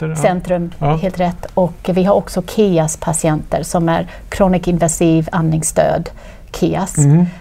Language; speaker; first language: Swedish; non-native, fluent; English